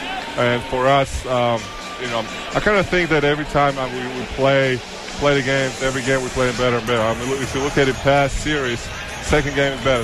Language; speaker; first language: English; non-native, fluent; Georgian